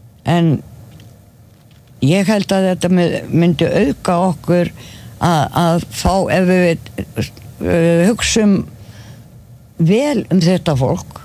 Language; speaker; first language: Icelandic; non-native, fluent; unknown